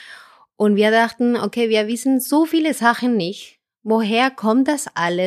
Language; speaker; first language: German; non-native, fluent; Spanish